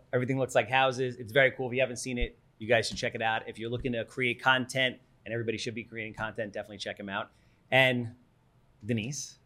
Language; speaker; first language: English; native; English